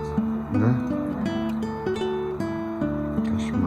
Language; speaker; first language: Russian; non-native, local second language; Tatar